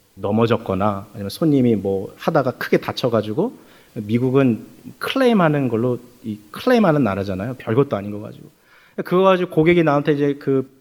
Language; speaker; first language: Korean; native; Korean